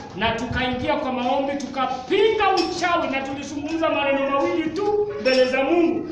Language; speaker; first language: Swahili; non-native, local second language; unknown